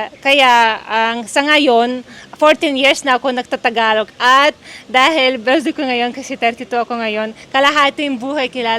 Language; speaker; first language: Filipino; non-native, fluent; Russian